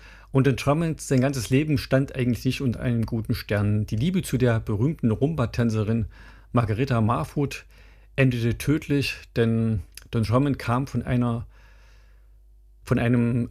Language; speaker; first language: German; native; German